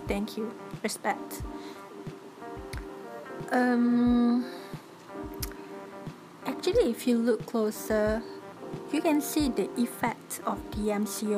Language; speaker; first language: English; non-native, local second language; Malay